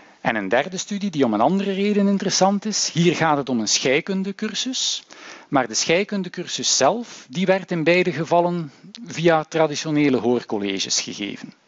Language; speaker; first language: Dutch; native; Dutch